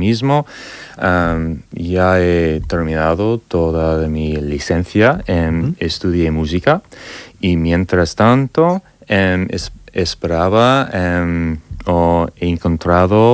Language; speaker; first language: Spanish; non-native, learner; English